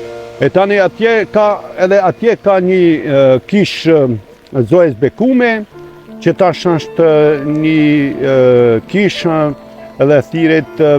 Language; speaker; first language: Albanian; non-native, local second language; Croatian